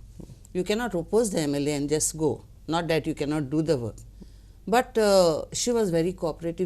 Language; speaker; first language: English; non-native, local second language; Konkani